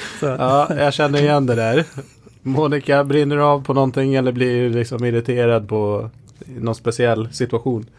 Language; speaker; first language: Swedish; native; Swedish